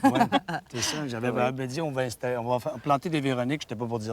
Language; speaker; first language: French; native; French